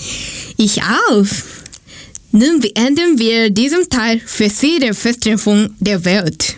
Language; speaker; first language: German; non-native, learner; Japanese